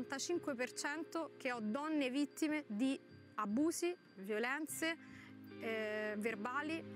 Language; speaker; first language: Italian; native; Italian